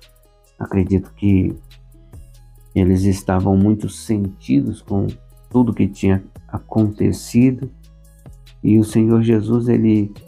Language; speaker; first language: Portuguese; native; Portuguese